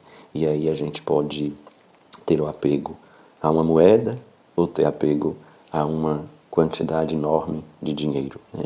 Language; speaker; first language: Portuguese; native; Portuguese